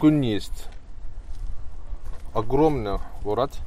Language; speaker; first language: Russian; non-native, learner; Turkish